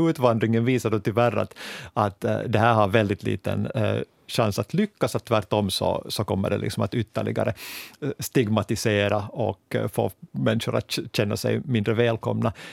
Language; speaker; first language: Swedish; native; Swedish